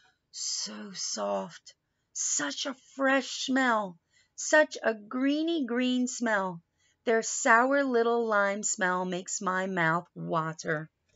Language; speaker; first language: English; native; English